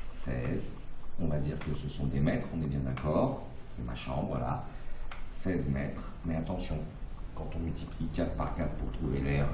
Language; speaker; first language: French; native; French